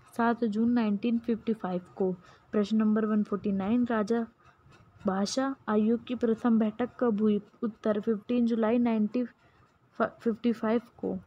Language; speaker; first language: Hindi; native; Hindi